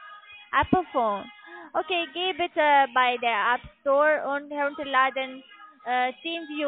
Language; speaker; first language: German; non-native, learner; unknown